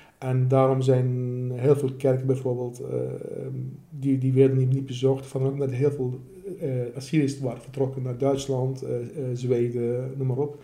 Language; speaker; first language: Dutch; non-native, fluent; Assyrian Neo-Aramaic